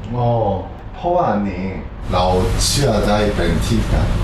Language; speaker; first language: Thai; non-native, learner; Korean